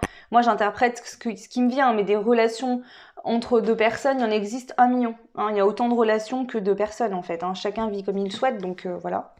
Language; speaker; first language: French; native; French